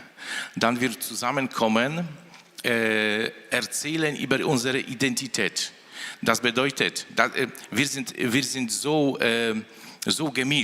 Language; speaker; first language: German; non-native, fluent; Polish